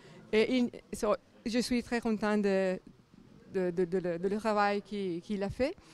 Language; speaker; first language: French; non-native, learner; Italian